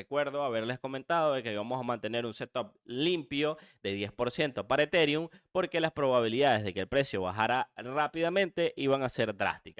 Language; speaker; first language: Spanish; native; Spanish